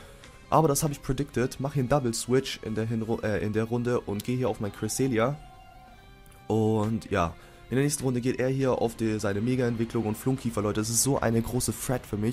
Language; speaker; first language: German; native; German